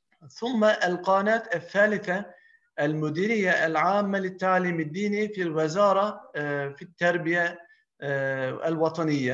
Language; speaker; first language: Arabic; non-native, fluent; Turkish